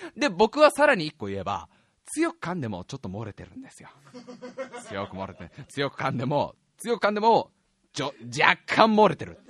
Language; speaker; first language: Japanese; native; Japanese